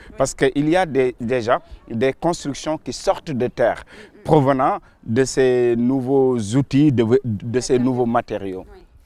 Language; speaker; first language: French; non-native, local second language; Wolof